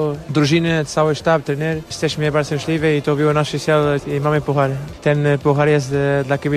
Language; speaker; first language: Polish; non-native, learner; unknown